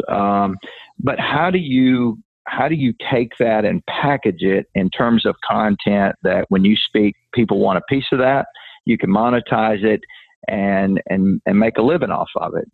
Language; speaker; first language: English; native; English